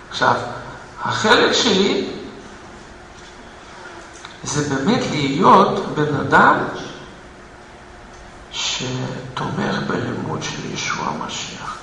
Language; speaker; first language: Hebrew; non-native, fluent; Russian